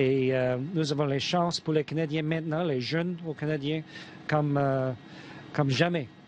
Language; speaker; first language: French; non-native, fluent; English